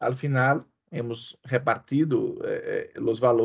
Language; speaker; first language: Spanish; non-native, fluent; Portuguese